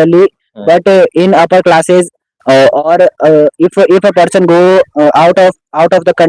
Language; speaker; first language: English; non-native, learner; Hindi